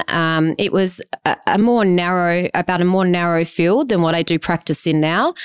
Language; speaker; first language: English; native; English